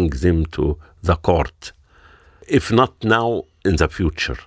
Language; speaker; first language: English; non-native, learner; Arabic